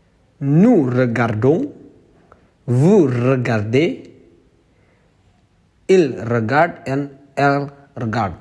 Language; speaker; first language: French; non-native, fluent; Indonesian